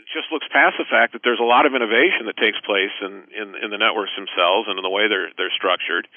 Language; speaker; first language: English; native; English